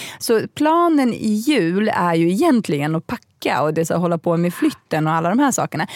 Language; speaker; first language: Swedish; early bilingual, other home language; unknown